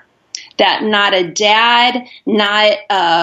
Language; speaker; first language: English; native; English